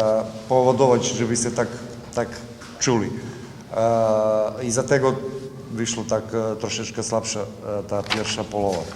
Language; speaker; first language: Polish; non-native, learner; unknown